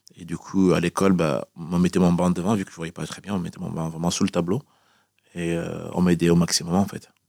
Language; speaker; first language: French; early bilingual, other home language; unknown